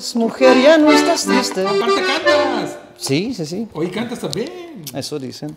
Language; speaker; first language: Spanish; non-native, fluent; Dutch